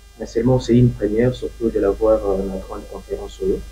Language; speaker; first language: French; non-native, local second language; Lingala